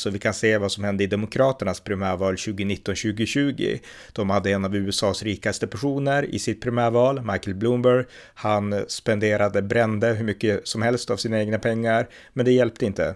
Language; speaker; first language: Swedish; native; Swedish